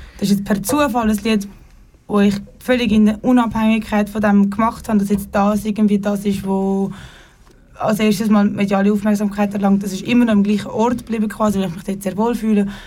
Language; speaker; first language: German; native; German